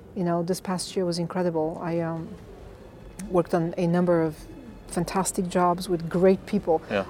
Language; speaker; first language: English; non-native, fluent; Bulgarian